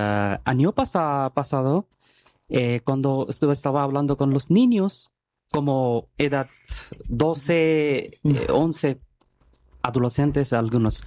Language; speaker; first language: Spanish; non-native, learner; Bangla